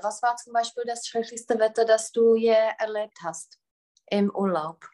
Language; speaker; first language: German; non-native, fluent; Czech